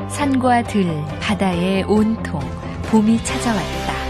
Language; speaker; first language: Korean; native; Korean